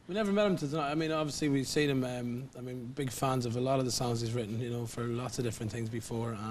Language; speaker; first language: English; native; English